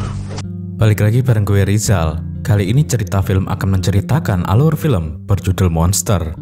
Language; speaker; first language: Indonesian; native; Indonesian